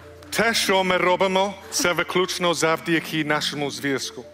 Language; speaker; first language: Ukrainian; non-native, learner; English